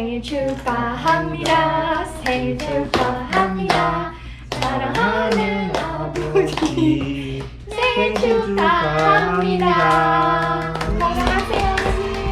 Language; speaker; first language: Korean; non-native, local second language; Filipino